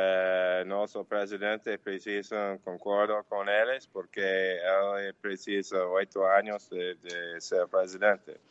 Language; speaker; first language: Portuguese; non-native, fluent; English